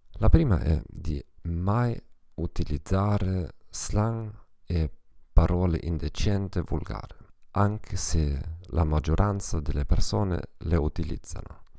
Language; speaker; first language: Italian; non-native, fluent; German